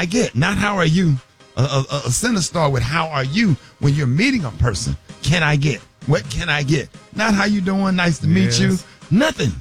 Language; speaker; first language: English; native; English